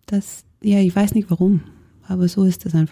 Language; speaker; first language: German; non-native, fluent; Danish